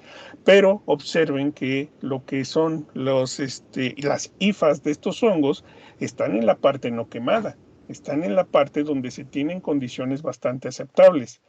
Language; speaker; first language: Spanish; native; Spanish